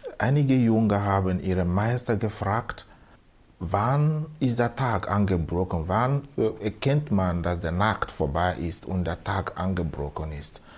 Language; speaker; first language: German; non-native, fluent; Igbo